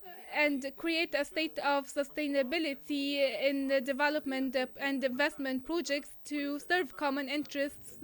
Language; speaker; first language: English; non-native, fluent; Arabic